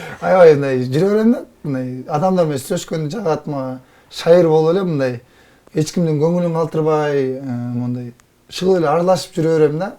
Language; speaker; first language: Kyrgyz; native; Kyrgyz